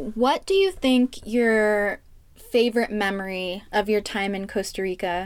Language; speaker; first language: English; early bilingual, other home language; Spanish